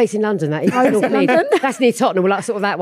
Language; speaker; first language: English; native; English